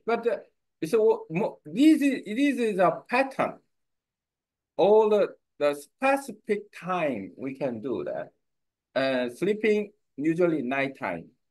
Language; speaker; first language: English; non-native, learner; Korean